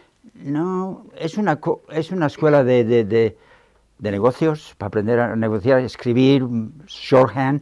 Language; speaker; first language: Spanish; native; Spanish